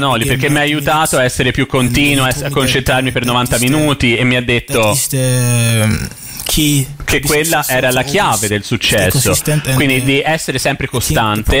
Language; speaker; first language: Italian; non-native, fluent; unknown